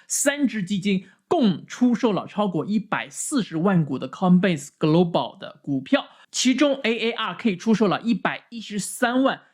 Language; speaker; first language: Chinese; native; Chinese